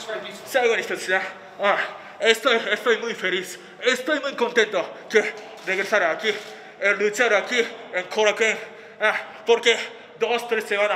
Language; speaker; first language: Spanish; non-native, fluent; Japanese